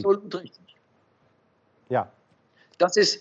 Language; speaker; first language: German; non-native, learner; Arabic